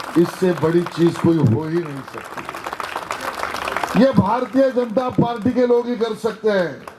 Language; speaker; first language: Hindi; non-native, local second language; Marathi